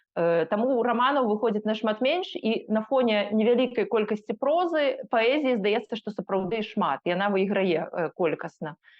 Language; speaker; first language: Belarusian; non-native, local second language; Russian